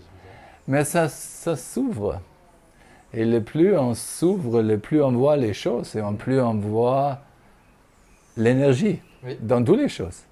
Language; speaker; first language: French; non-native, fluent; German